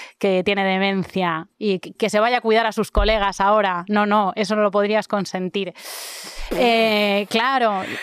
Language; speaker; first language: Spanish; native; Spanish